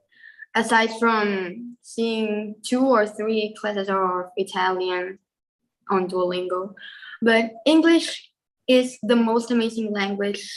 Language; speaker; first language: English; non-native, fluent; Spanish